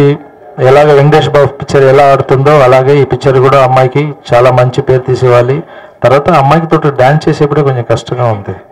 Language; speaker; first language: Telugu; non-native, local second language; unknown